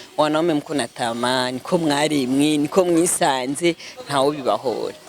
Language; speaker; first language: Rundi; native; Rundi